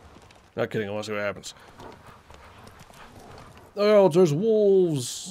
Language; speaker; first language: English; native; English